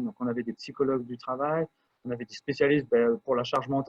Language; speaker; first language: French; native; French